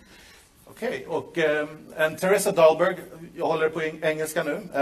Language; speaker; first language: Swedish; native; Swedish